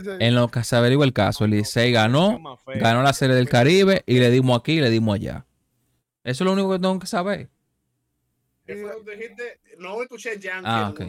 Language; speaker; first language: Spanish; native; Spanish